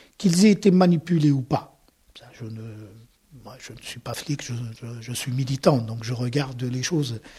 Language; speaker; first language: French; non-native, local second language; Arabic